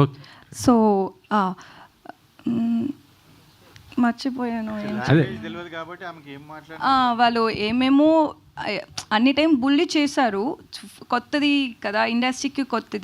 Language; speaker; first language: Telugu; non-native, learner; Tamil